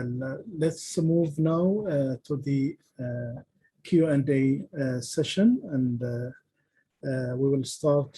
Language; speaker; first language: English; non-native, fluent; Arabic